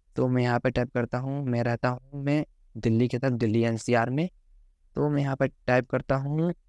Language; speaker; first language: Hindi; native; Hindi